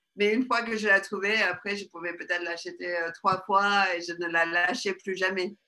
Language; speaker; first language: French; early bilingual, other home language; Spanish